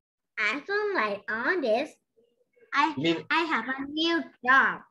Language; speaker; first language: English; non-native, learner; Vietnamese